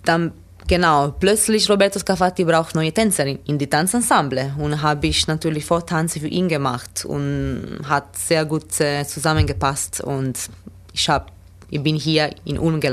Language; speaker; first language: German; non-native, learner; Italian